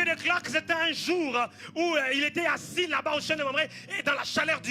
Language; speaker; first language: French; native; French